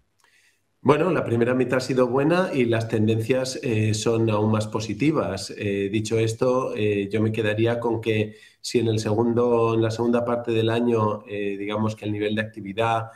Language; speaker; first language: Spanish; native; Spanish